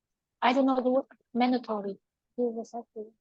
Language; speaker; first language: English; non-native, learner; Vietnamese